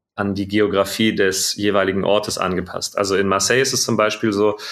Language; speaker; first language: German; native; German